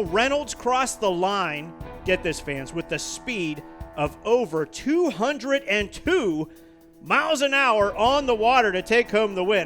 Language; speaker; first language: English; native; English